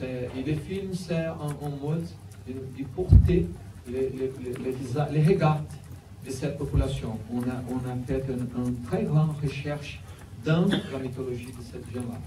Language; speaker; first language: French; non-native, learner; Portuguese